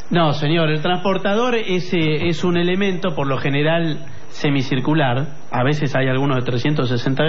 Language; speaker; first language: Spanish; native; Spanish